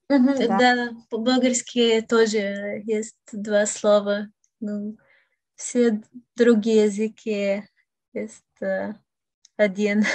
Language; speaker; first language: Russian; non-native, learner; Bulgarian